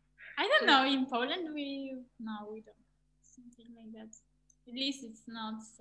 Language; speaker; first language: English; non-native, learner; Polish